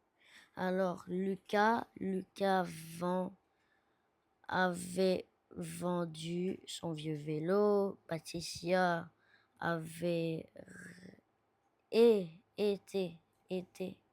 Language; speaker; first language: French; non-native, learner; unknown